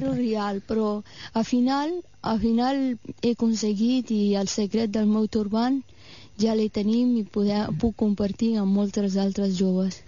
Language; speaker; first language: Catalan; non-native, fluent; Persian